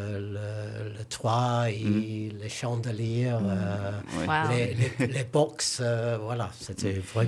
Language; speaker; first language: French; non-native, learner; English